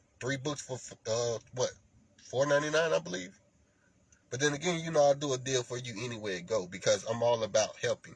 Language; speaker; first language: English; native; English